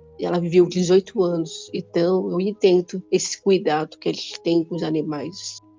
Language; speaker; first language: Portuguese; non-native, local second language; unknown